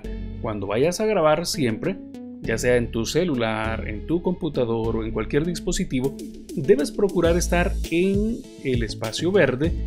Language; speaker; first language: Spanish; native; Spanish